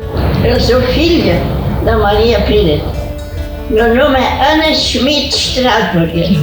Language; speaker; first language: Portuguese; non-native, local second language; German